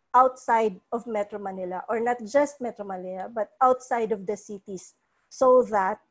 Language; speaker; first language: English; non-native, local second language; Cebuano